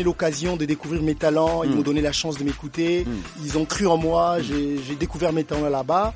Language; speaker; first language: French; non-native, local second language; Lingala